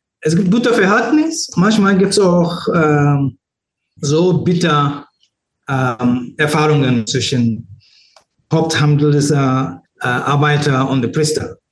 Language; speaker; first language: German; non-native, learner; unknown